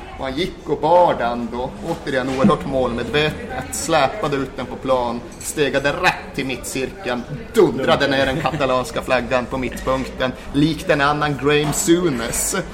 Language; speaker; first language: Swedish; native; Swedish